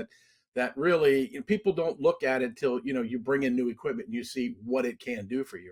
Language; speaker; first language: English; native; English